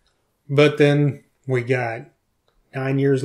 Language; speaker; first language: English; native; English